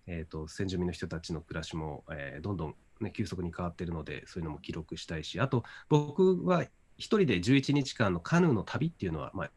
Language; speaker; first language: Japanese; native; Japanese